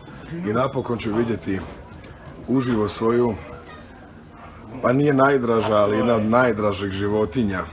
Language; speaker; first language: Bosnian; native; Bosnian